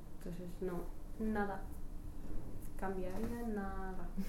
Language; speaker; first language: Spanish; non-native, learner; French